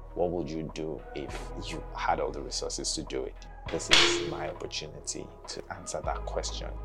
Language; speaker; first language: English; non-native, local second language; Yoruba